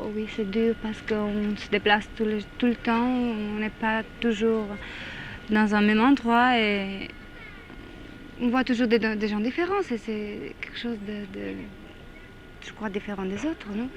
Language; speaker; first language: French; non-native, fluent; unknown